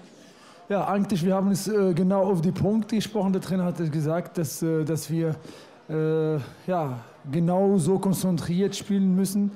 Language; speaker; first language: German; non-native, fluent; Arabic